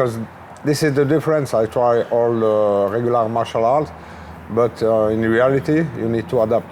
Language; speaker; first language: English; non-native, learner; French